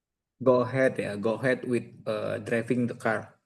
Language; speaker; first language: English; non-native, learner; Indonesian